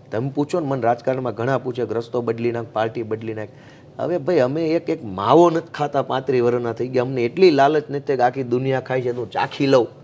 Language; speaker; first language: Gujarati; native; Gujarati